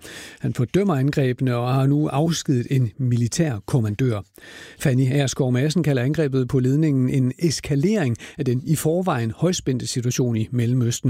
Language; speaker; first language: Danish; native; Danish